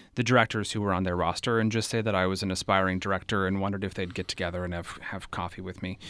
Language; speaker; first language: English; native; English